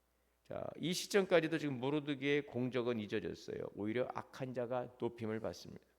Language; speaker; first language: Korean; native; Korean